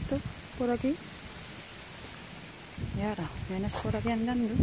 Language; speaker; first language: Spanish; native; Spanish